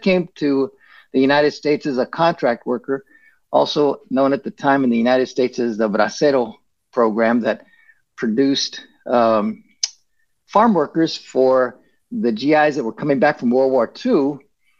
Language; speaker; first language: English; early bilingual, other home language; Spanish